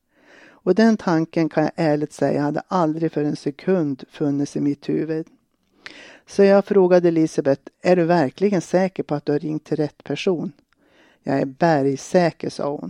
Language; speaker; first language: Swedish; native; Swedish